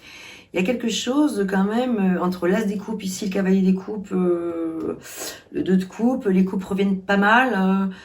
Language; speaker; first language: French; native; French